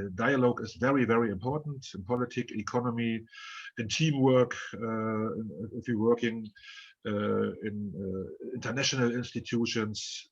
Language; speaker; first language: English; non-native, fluent; German